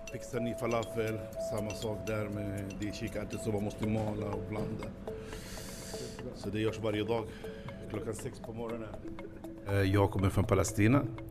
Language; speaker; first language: Swedish; non-native, fluent; Arabic